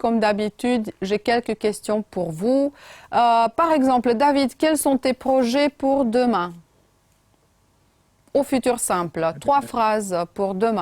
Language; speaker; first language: French; non-native, fluent; Romanian